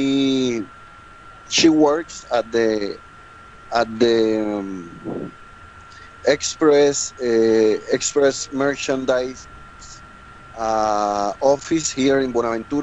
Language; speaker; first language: English; non-native, learner; Spanish